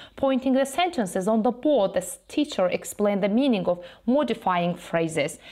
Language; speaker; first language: English; non-native, fluent; Azerbaijani